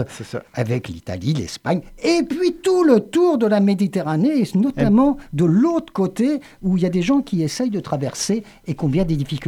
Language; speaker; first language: French; native; French